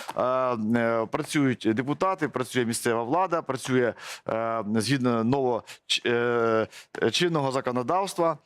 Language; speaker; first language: Ukrainian; native; Ukrainian